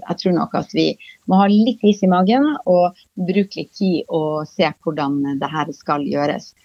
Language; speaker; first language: Norwegian; native; Norwegian